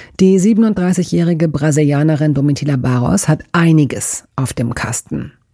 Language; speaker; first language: German; native; German